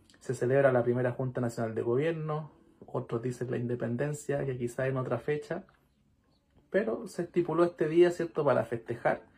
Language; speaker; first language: Spanish; native; Spanish